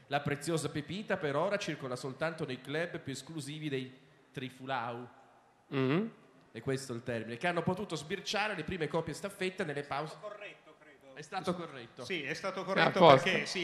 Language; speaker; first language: Italian; native; Italian